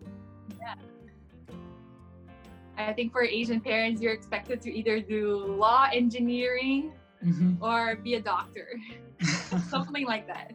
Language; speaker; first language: English; non-native, fluent; Portuguese